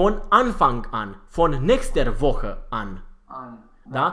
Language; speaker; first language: German; non-native, fluent; Romanian